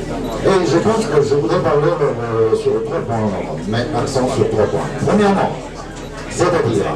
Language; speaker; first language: French; non-native, fluent; Chinese